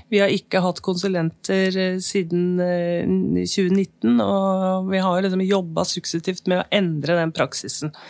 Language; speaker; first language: Norwegian; native; Norwegian